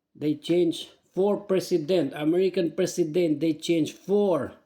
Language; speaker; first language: English; non-native, learner; Albanian